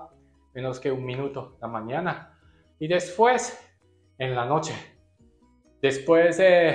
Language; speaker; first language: Spanish; non-native, learner; Japanese